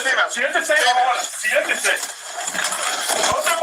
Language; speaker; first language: Spanish; non-native, learner; English